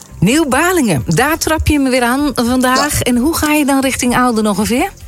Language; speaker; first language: Dutch; native; Dutch